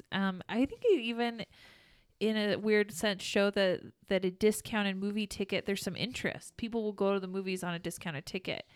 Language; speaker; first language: English; native; English